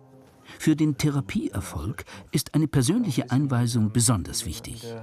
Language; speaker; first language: German; native; German